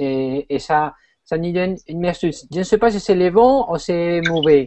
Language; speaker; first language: French; non-native, fluent; Spanish